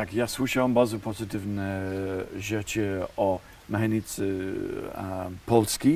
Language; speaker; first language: Polish; non-native, fluent; English